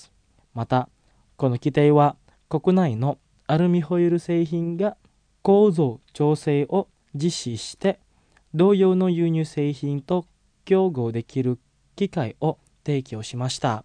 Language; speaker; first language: Japanese; non-native, fluent; Indonesian